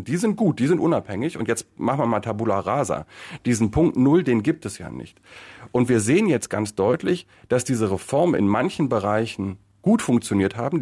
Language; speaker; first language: German; native; German